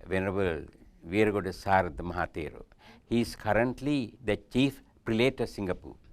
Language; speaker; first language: English; non-native, local second language; Sinhala